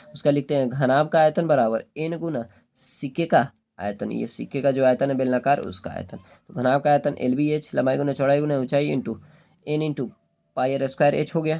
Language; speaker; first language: Hindi; native; Hindi